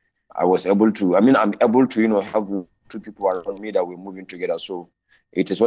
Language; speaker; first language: English; non-native, local second language; Hausa